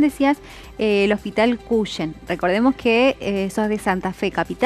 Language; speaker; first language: Spanish; native; Spanish